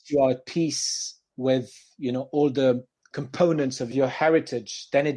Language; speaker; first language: English; non-native, fluent; French